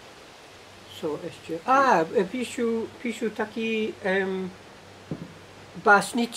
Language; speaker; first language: Czech; non-native, learner; English